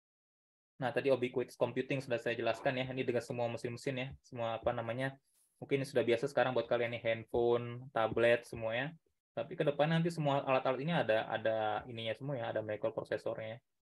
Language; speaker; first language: Indonesian; native; Indonesian